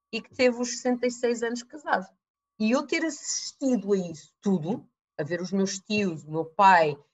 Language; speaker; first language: Portuguese; early bilingual, other home language; English